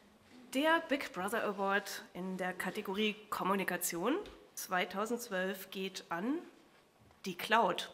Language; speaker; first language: German; native; German